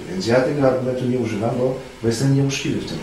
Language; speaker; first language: Polish; native; Polish